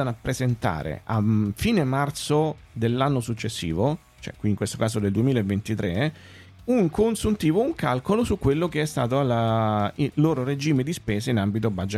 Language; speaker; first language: Italian; native; Italian